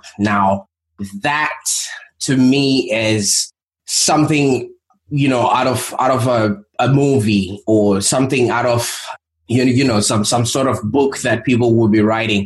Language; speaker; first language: English; non-native, local second language; Shona